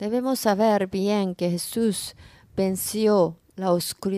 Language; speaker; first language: Spanish; non-native, learner; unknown